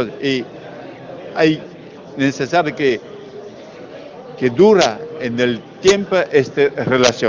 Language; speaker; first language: Spanish; non-native, learner; French